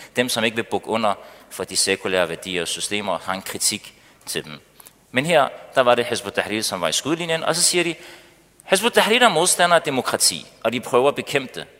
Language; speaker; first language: Danish; early bilingual, other home language; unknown